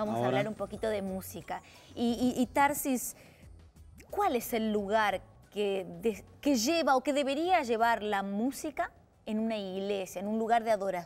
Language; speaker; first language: Spanish; native; Spanish